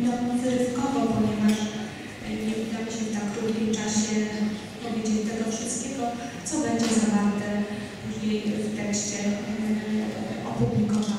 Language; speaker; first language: Polish; native; Polish